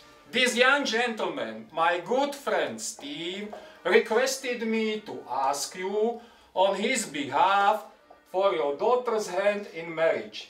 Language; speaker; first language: English; non-native, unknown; Slovak